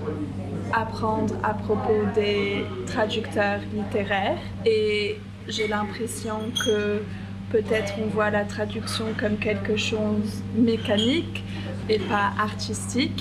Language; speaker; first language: French; non-native, fluent; English